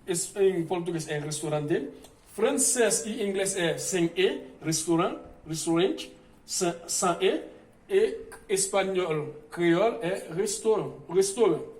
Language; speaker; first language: Portuguese; non-native, fluent; Haitian Creole